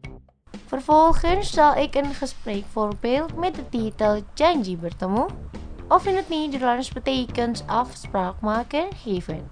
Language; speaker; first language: Dutch; non-native, learner; Indonesian